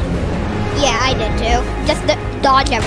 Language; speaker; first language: English; native; English